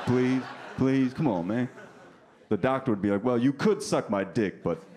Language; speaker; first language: English; native; English